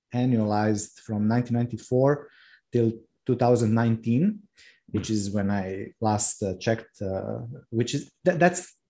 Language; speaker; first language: English; non-native, fluent; Croatian